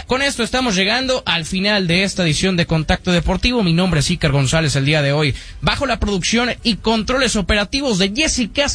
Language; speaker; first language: Spanish; native; Spanish